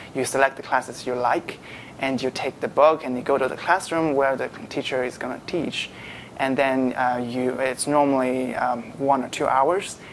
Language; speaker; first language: English; non-native, fluent; Chinese